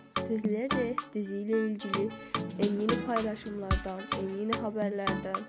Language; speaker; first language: Turkish; native; Turkish